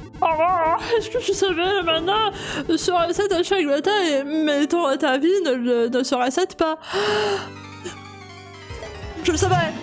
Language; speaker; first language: French; native; French